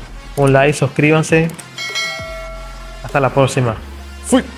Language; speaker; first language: Spanish; non-native, fluent; Portuguese